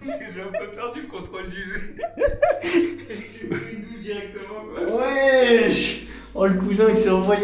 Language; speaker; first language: French; native; French